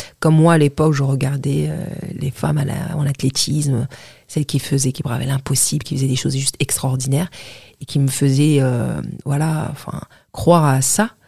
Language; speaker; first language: French; non-native, local second language; Arabic